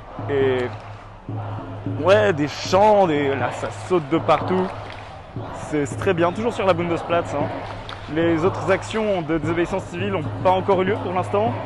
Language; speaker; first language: French; native; French